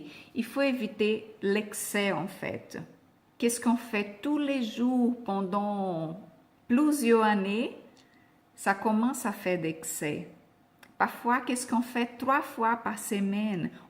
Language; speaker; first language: French; non-native, fluent; Portuguese